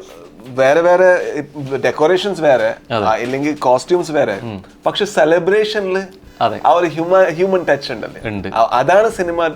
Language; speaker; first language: Malayalam; non-native, local second language; Kannada